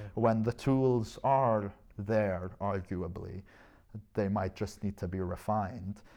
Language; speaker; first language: English; non-native, fluent; Arabic